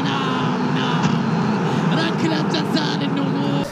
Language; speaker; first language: Arabic; native; Arabic